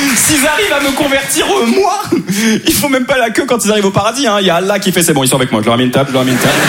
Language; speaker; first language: French; native; French